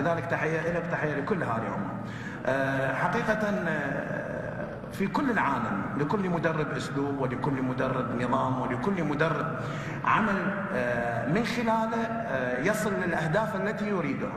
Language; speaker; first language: Arabic; native; Arabic